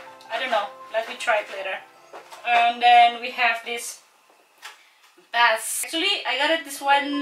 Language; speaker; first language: English; non-native, learner; Indonesian